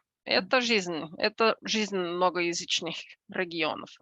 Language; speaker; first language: Russian; non-native, fluent; Finnish